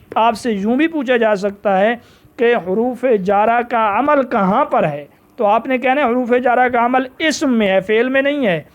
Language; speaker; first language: Urdu; non-native, local second language; Punjabi